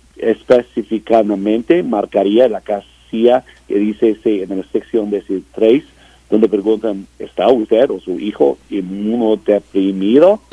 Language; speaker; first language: Spanish; non-native, learner; English